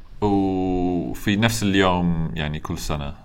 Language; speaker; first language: Arabic; non-native, learner; English